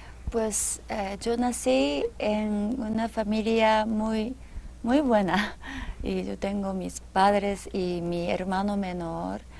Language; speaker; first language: Spanish; non-native, fluent; Japanese